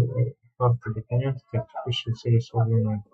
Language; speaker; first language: Russian; native; Russian